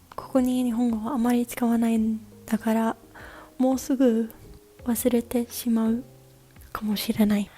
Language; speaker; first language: Japanese; non-native, learner; English